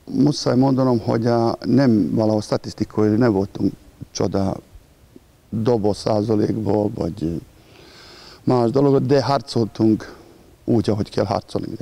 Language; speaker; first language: Hungarian; non-native, learner; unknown